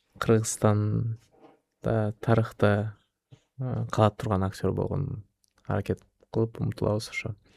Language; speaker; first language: Kyrgyz; non-native, local second language; Russian